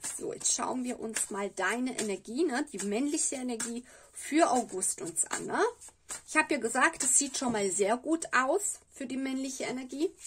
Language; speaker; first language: German; non-native, fluent; Italian